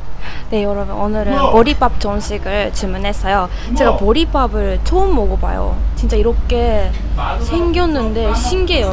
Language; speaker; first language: Korean; non-native, fluent; Japanese